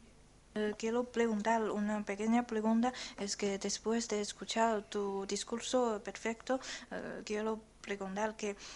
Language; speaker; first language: Spanish; non-native, learner; Chinese